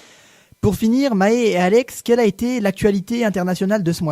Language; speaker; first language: French; native; French